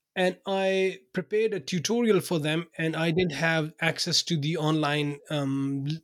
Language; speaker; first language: English; non-native, local second language; Urdu